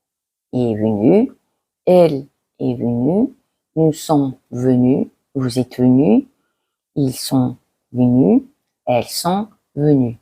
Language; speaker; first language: French; non-native, fluent; Mongolian